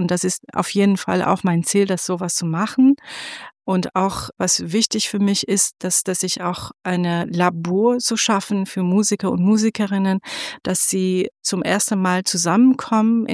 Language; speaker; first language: German; non-native, fluent; Persian